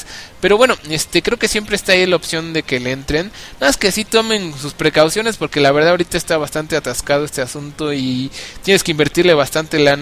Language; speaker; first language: Spanish; native; Spanish